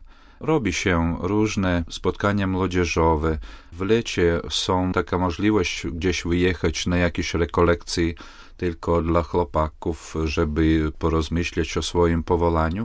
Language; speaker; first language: Polish; non-native, fluent; Latvian